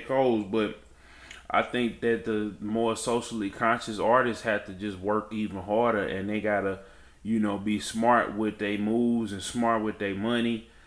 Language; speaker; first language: English; native; English